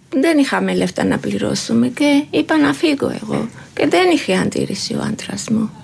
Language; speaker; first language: Greek; non-native, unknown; Georgian